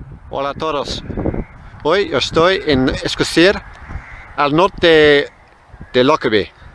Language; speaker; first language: Spanish; non-native, learner; English